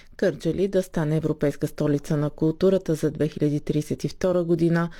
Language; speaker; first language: Bulgarian; non-native, local second language; Turkish